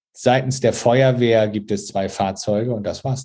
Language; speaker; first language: German; native; German